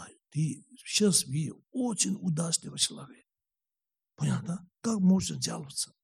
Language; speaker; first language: Russian; non-native, learner; Tibetan